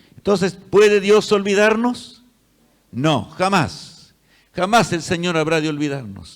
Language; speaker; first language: Spanish; native; Spanish